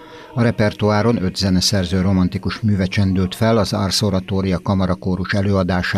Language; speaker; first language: Hungarian; native; Hungarian